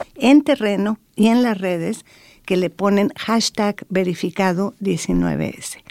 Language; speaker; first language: Spanish; native; Spanish